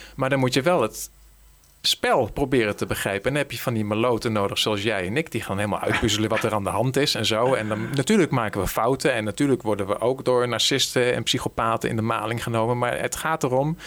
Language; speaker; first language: Dutch; native; Dutch